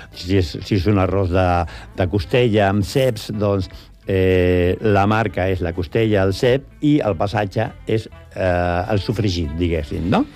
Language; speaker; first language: Catalan; non-native, local second language; Spanish